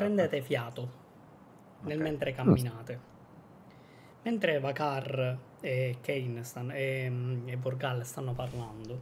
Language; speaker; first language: Italian; native; Italian